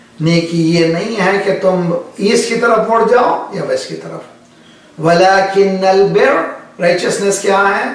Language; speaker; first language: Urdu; native; Urdu